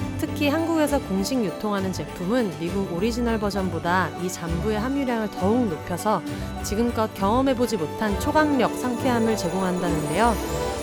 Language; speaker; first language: Korean; native; Korean